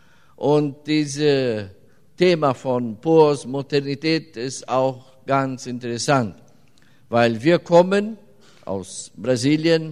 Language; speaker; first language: German; early bilingual, heritage; German